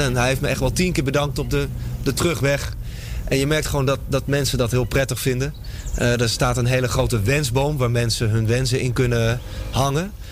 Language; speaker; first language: Dutch; native; Dutch